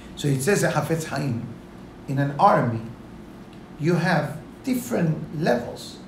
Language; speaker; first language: English; non-native, fluent; Spanish